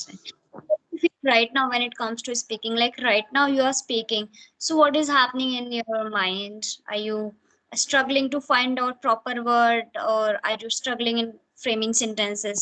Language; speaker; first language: English; non-native, fluent; Hindi